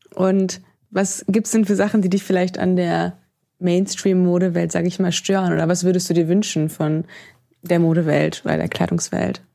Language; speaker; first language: German; native; German